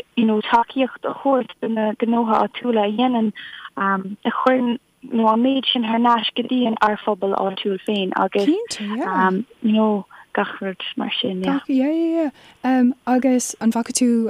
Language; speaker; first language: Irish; non-native, local second language; English